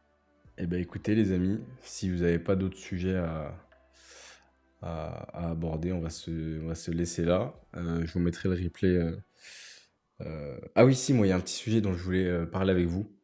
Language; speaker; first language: French; native; French